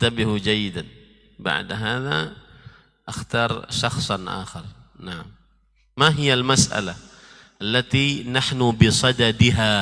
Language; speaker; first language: Arabic; non-native, fluent; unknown